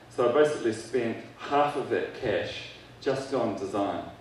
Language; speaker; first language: English; native; English